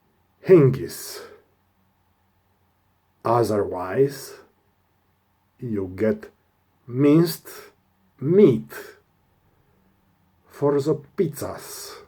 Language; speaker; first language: English; non-native, learner; Romanian